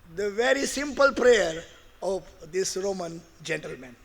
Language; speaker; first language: English; non-native, local second language; Gujarati